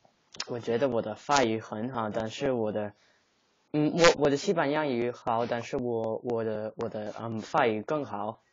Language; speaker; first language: Chinese; non-native, learner; English